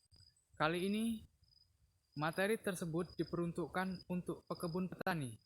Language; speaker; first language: Indonesian; native; Indonesian